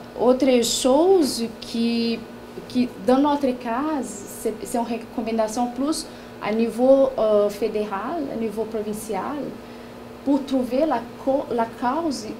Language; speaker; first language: French; non-native, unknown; Portuguese